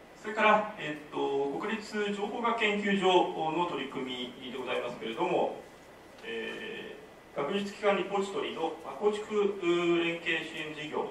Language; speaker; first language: Japanese; native; Japanese